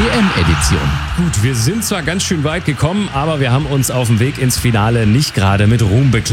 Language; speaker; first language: German; native; German